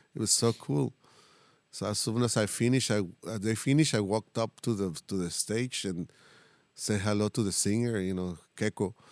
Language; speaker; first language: English; non-native, fluent; Spanish